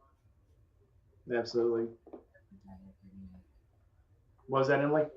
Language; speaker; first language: English; native; English